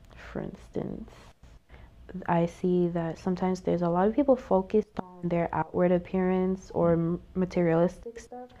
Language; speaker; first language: English; native; English